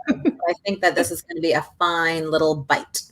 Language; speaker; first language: English; native; English